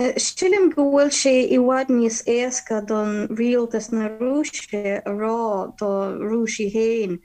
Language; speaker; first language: Irish; non-native, fluent; Ukrainian